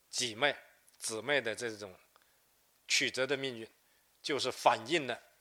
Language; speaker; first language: Chinese; native; Chinese